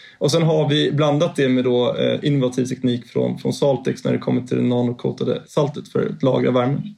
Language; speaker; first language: Swedish; native; Swedish